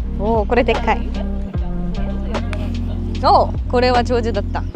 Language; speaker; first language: Japanese; non-native, learner; Korean